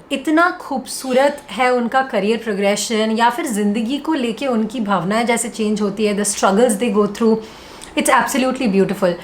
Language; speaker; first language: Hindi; non-native, local second language; Bangla